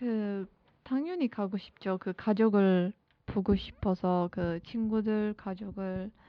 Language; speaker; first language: Korean; non-native, learner; Turkish